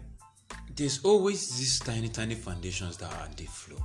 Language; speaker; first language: English; non-native, local second language; Igbo